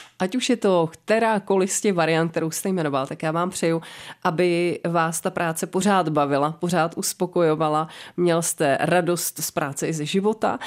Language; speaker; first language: Czech; native; Czech